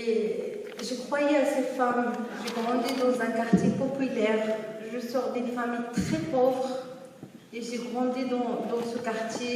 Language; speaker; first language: French; non-native, local second language; Arabic